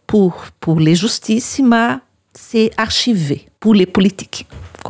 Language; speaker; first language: French; non-native, learner; Portuguese